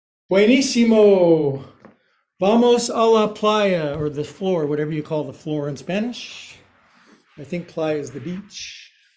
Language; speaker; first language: English; native; English